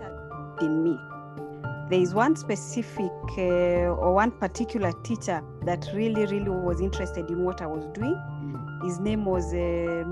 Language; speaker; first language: English; non-native, local second language; Meru